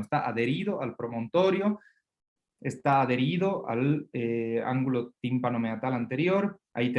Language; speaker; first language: Spanish; native; Spanish